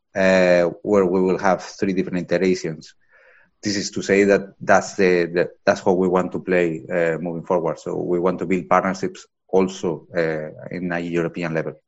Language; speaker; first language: English; non-native, fluent; Spanish